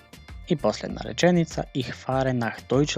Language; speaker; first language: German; non-native, fluent; Macedonian